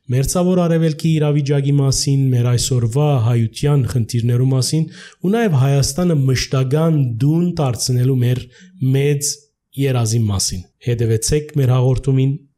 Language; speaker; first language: Armenian; early bilingual, heritage; Armenian